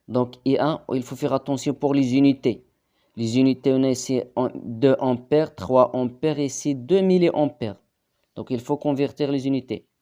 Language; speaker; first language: French; non-native, local second language; Arabic